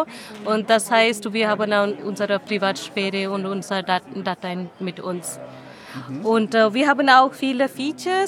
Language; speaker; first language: German; non-native, learner; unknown